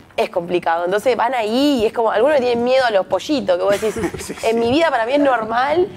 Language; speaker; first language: Spanish; native; Spanish